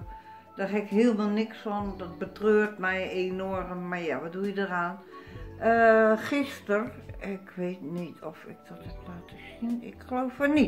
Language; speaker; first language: Dutch; native; Dutch